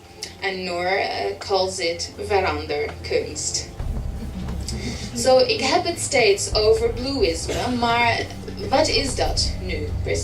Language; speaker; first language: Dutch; early bilingual, heritage; English